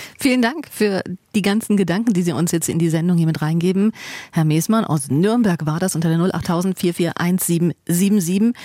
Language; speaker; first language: German; native; German